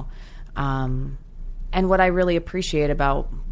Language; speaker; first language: English; native; English